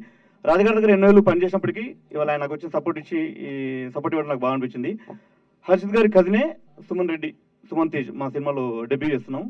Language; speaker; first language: Telugu; native; Telugu